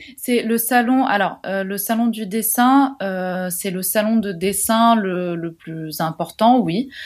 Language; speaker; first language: French; non-native, fluent; Italian